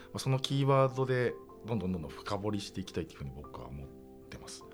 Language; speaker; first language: Japanese; native; Japanese